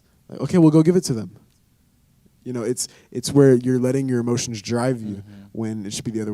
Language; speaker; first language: English; native; English